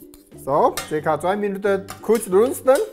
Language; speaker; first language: German; non-native, learner; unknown